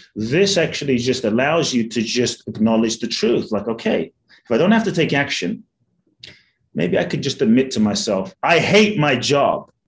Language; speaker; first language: English; native; English